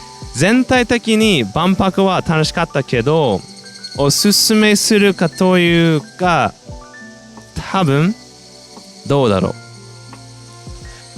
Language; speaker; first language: Japanese; non-native, fluent; English